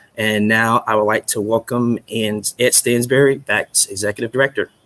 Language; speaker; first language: English; native; English